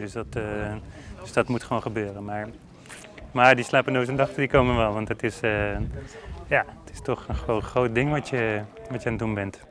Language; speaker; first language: Dutch; native; Dutch